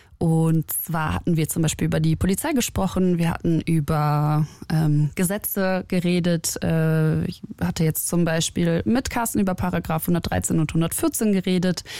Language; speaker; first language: German; early bilingual, other home language; Arabic